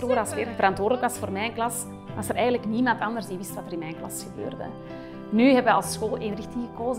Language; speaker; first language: Dutch; native; Dutch